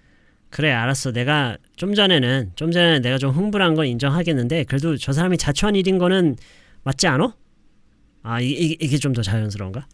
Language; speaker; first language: Korean; native; Korean